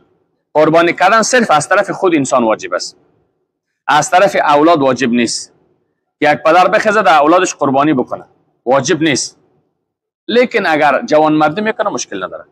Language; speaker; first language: Persian; native; Persian